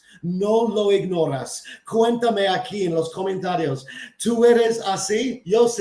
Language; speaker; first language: Spanish; non-native, fluent; English